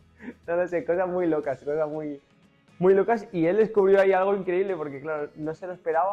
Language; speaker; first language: Spanish; native; Spanish